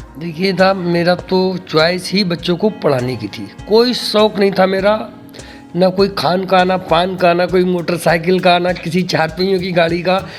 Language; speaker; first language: Hindi; native; Hindi